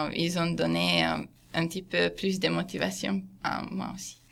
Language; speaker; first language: French; non-native, fluent; Hungarian